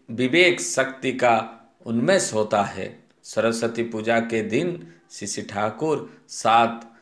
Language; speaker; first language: Hindi; non-native, local second language; Odia